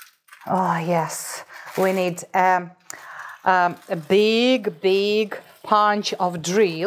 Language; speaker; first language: English; non-native, fluent; Russian